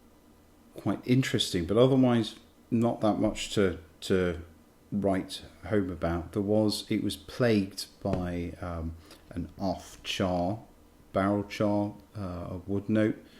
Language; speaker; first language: English; native; English